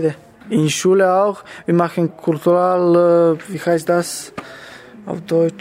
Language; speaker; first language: German; non-native, learner; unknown